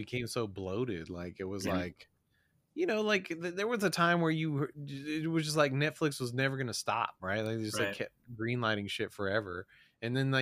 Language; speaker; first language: English; native; English